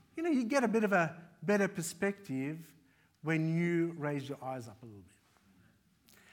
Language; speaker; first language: English; early bilingual, other home language; Arabic